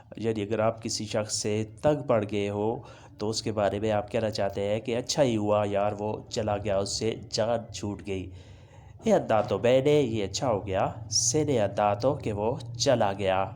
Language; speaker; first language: Hindi; non-native, local second language; Punjabi